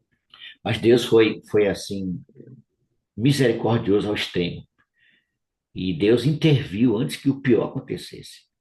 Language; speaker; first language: Portuguese; native; Portuguese